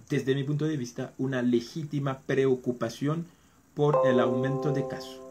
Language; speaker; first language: Spanish; non-native, fluent; Haitian Creole